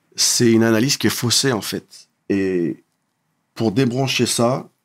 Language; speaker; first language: French; native; French